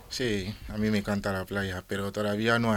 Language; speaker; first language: Spanish; non-native, learner; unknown